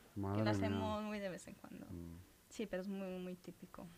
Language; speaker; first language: Spanish; early bilingual, other home language; Romanian